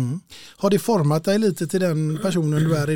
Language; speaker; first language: Swedish; native; Swedish